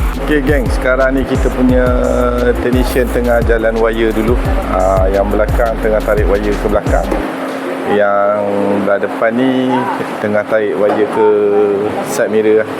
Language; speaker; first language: Malay; native; Malay